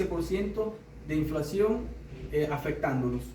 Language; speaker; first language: Spanish; native; Spanish